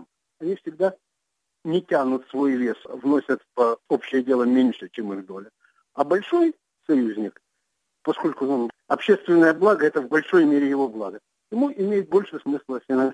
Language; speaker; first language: Russian; native; Russian